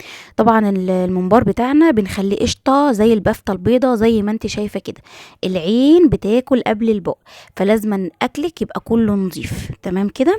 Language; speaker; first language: Arabic; native; Arabic